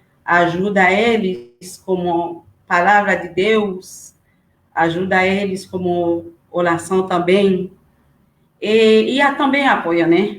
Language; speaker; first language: Portuguese; non-native, learner; Haitian Creole